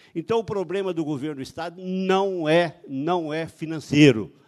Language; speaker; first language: Portuguese; native; Portuguese